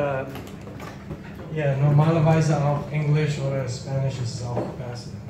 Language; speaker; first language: German; non-native, learner; English